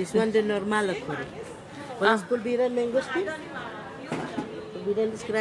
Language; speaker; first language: German; non-native, learner; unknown